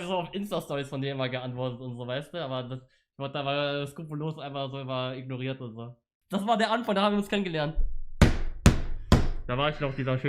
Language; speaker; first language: German; native; German